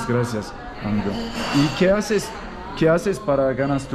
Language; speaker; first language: Spanish; non-native, learner; Turkish